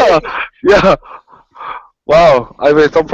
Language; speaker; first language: English; non-native, learner; Korean